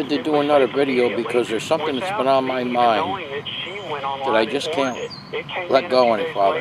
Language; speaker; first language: English; native; English